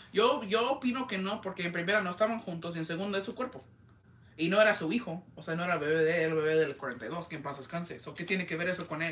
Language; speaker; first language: Spanish; early bilingual, heritage; Spanish